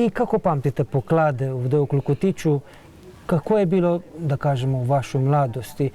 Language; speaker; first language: Bosnian; native; Bosnian